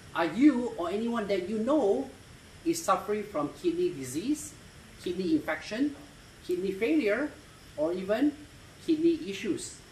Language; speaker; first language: English; non-native, local second language; Malay